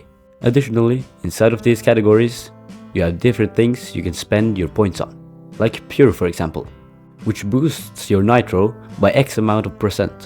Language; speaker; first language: English; non-native, fluent; Norwegian